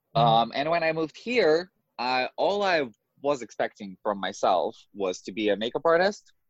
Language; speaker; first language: English; non-native, fluent; Russian